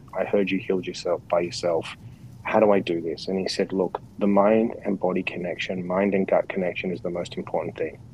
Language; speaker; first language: English; native; English